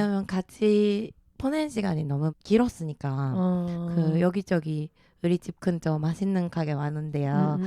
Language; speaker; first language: Korean; early bilingual, heritage; Japanese